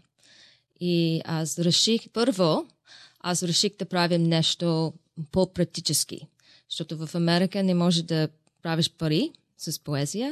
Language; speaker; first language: Bulgarian; non-native, learner; English